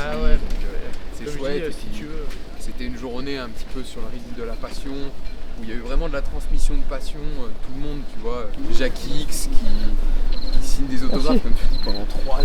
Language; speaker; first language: French; native; French